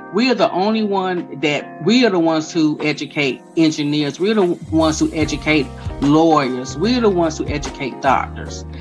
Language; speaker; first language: English; native; English